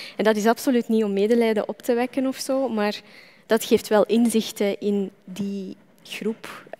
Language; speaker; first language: Dutch; non-native, fluent; Arabic